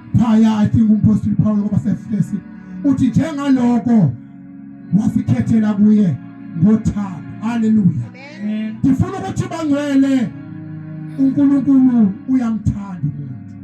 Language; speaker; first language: Zulu; non-native, local second language; Xhosa